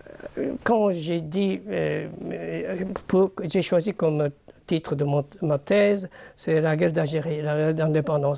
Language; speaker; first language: French; non-native, fluent; Japanese